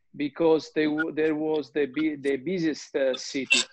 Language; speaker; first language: English; non-native, fluent; Italian